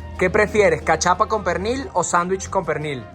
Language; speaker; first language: Spanish; native; Spanish